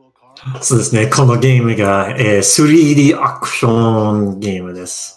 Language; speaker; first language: Japanese; non-native, learner; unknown